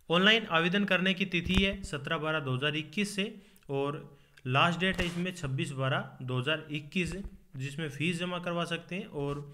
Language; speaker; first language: Hindi; native; Hindi